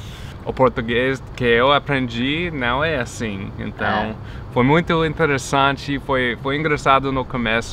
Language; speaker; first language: Portuguese; non-native, fluent; English